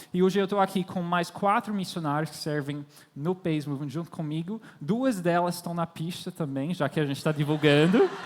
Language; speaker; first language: Portuguese; non-native, fluent; English